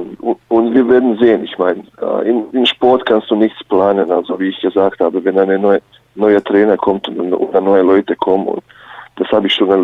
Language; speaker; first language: German; early bilingual, other home language; Bosnian